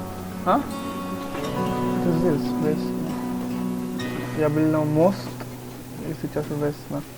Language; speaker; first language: Russian; non-native, learner; Hindi